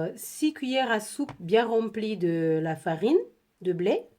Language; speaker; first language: French; non-native, fluent; Indonesian